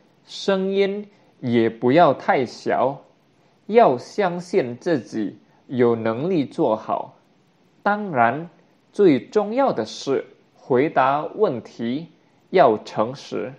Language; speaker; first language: Chinese; non-native, fluent; Indonesian